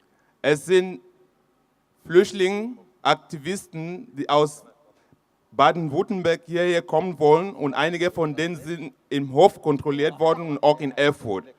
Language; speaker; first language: German; non-native, fluent; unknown